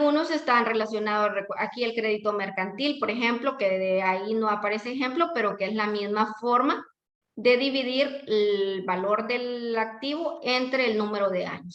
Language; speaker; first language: Spanish; native; Spanish